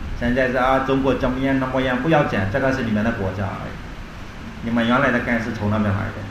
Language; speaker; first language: Chinese; non-native, learner; Burmese